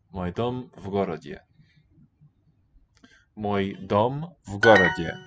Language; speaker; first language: Russian; non-native, learner; English